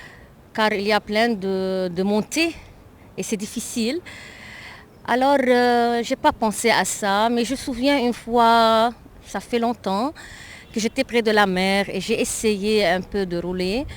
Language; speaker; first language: French; non-native, local second language; Arabic